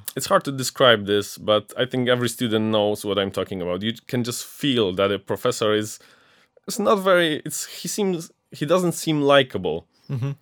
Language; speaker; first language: English; non-native, fluent; Polish